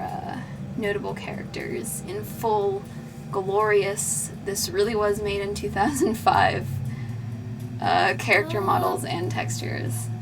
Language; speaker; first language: English; native; English